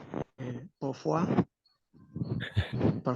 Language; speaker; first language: French; non-native, learner; Spanish